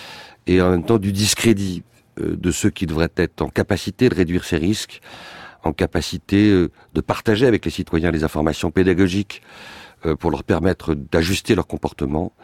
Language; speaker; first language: French; native; French